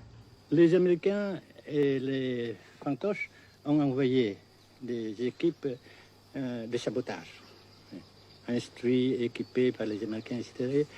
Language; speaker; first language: French; non-native, fluent; Vietnamese